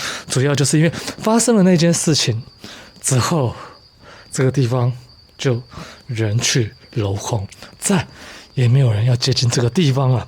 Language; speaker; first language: Chinese; native; Chinese